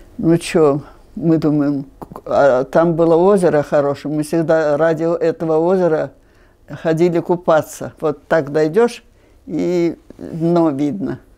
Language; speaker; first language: Russian; non-native, local second language; Finnish